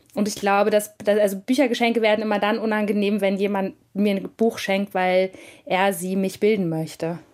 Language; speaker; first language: German; native; German